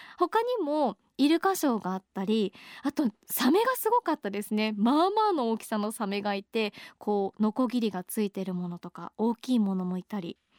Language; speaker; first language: Japanese; native; Japanese